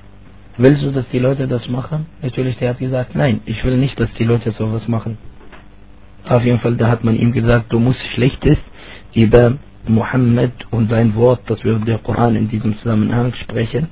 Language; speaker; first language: German; non-native, fluent; Arabic